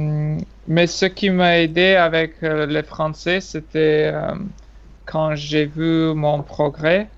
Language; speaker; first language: French; non-native, fluent; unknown